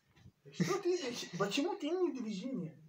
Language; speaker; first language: Russian; non-native, learner; Turkish